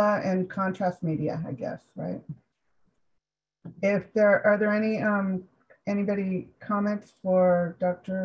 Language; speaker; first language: English; native; English